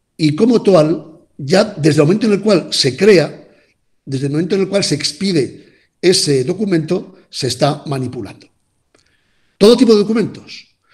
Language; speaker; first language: Spanish; native; Spanish